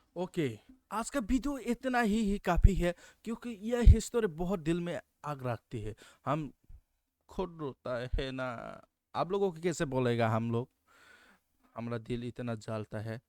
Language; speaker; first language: Hindi; non-native, local second language; Kok Borok